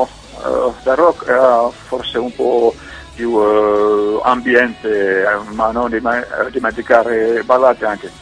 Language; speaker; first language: Italian; non-native, learner; Finnish